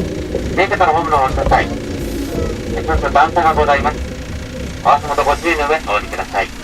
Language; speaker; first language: Japanese; native; Japanese